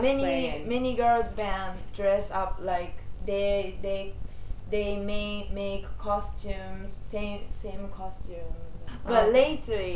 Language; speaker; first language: English; non-native, learner; Japanese